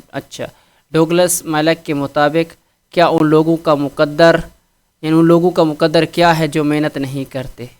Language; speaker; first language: Urdu; non-native, local second language; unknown